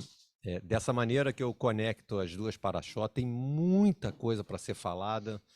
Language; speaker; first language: Portuguese; native; Portuguese